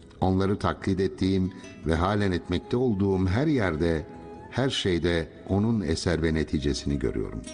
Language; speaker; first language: Turkish; native; Turkish